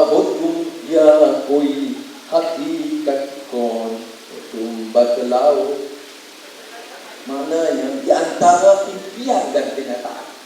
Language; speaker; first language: Malay; native; Malay